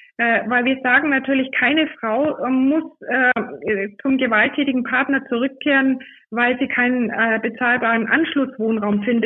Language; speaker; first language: German; native; German